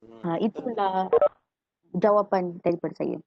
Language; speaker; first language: Malay; native; Malay